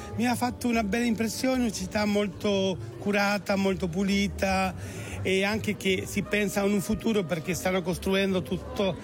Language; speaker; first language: Italian; early bilingual, heritage; Italian